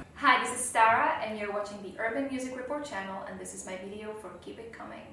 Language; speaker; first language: English; non-native, fluent; Slovak